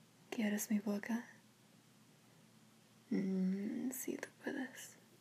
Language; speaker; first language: Spanish; non-native, learner; English